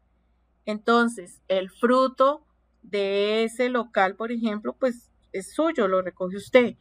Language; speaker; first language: Spanish; native; Spanish